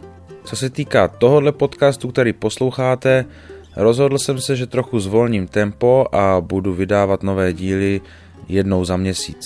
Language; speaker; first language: Czech; native; Czech